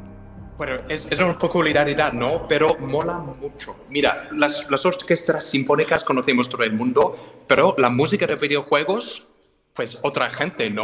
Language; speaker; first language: Spanish; non-native, fluent; English